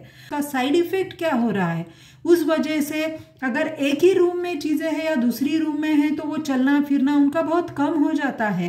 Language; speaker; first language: Hindi; non-native, local second language; Marathi